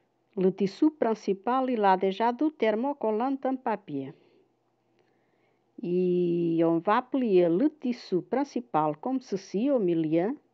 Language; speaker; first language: French; non-native, fluent; Portuguese